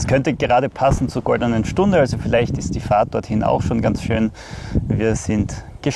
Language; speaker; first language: German; native; German